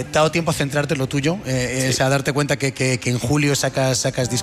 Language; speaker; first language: Spanish; native; Spanish